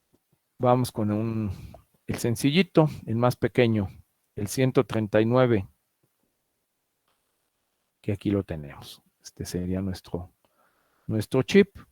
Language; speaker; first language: Spanish; native; Spanish